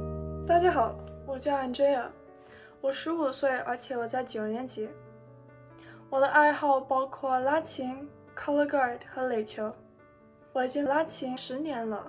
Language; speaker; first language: Chinese; early bilingual, heritage; Chinese